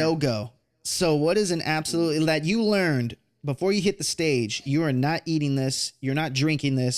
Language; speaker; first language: English; native; English